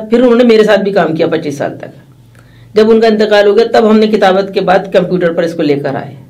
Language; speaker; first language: Urdu; native; Urdu